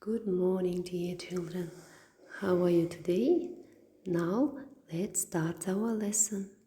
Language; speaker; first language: English; non-native, fluent; Kazakh